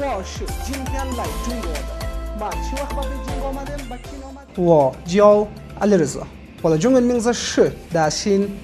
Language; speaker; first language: Chinese; non-native, fluent; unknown